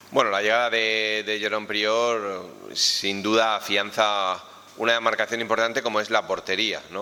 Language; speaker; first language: Spanish; native; Spanish